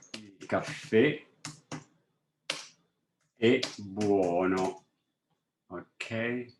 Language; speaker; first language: Italian; non-native, fluent; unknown